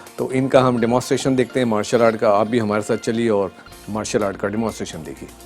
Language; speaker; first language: Urdu; native; Urdu